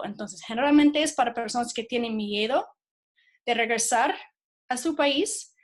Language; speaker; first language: Spanish; non-native, fluent; English